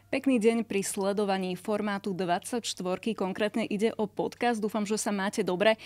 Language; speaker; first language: Slovak; native; Slovak